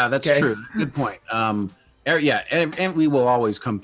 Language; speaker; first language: English; native; English